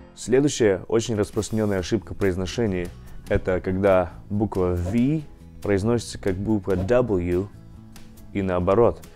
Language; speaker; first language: Russian; early bilingual, heritage; Russian